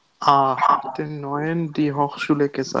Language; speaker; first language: German; non-native, learner; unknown